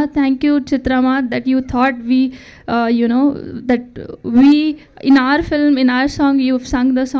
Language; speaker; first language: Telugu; non-native, learner; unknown